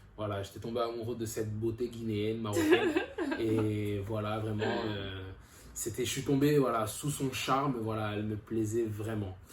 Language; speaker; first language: French; early bilingual, other home language; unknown